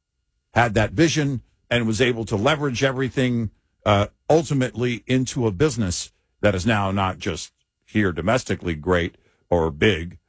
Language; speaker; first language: English; native; English